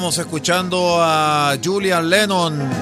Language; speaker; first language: Spanish; native; Spanish